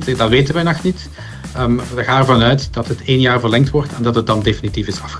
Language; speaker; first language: Dutch; native; Dutch